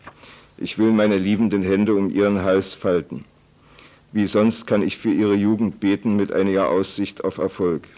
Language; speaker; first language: German; native; German